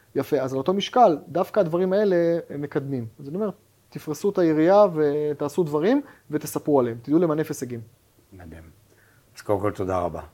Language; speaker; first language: Hebrew; native; Hebrew